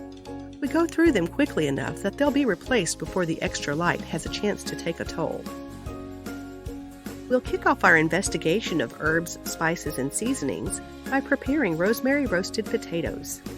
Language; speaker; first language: English; native; English